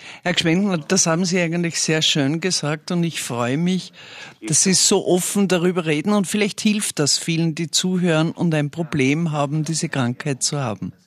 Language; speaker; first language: German; native; German